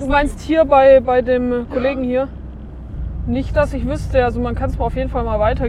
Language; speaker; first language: German; native; German